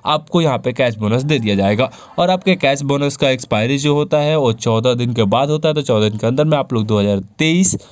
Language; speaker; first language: Hindi; native; Hindi